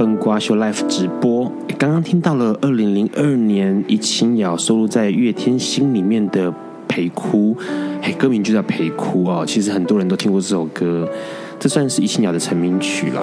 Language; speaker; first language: Chinese; native; Chinese